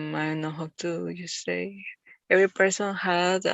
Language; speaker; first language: English; non-native, learner; Spanish